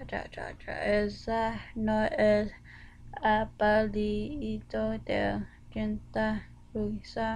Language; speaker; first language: Spanish; non-native, learner; English